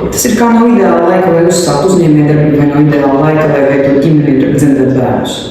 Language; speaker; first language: Latvian; non-native, local second language; Russian